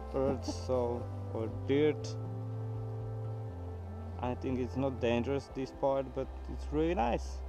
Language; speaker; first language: English; non-native, learner; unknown